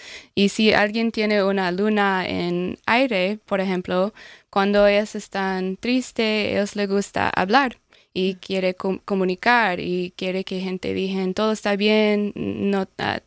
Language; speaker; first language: Spanish; non-native, learner; English